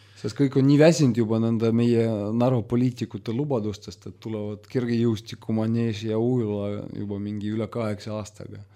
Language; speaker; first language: Estonian; non-native, local second language; Russian